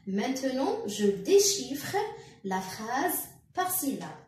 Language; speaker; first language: French; non-native, local second language; Arabic